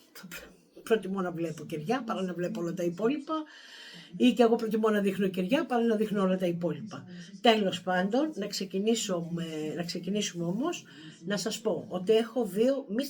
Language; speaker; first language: Greek; native; Greek